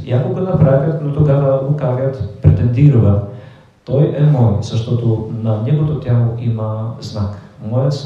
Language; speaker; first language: Bulgarian; non-native, fluent; Polish